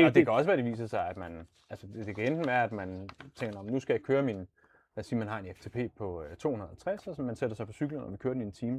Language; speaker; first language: Danish; native; Danish